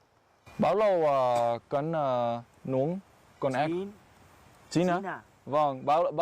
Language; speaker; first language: Vietnamese; non-native, learner; English